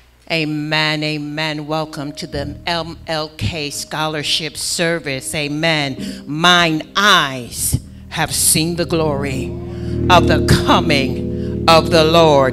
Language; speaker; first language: English; native; English